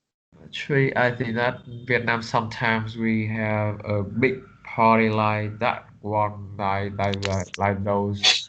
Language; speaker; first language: English; non-native, learner; Vietnamese